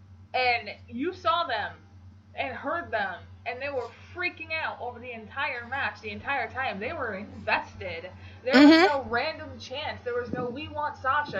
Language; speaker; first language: English; native; English